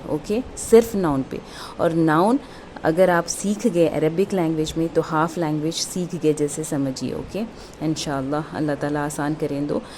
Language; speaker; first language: Urdu; native; Urdu